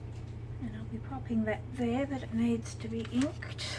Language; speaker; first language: English; native; English